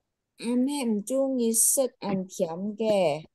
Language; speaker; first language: Chinese; non-native, learner; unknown